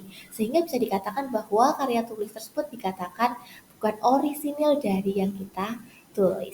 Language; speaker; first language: Indonesian; native; Indonesian